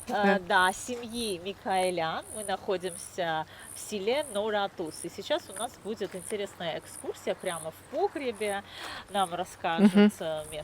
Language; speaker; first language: Russian; native; Russian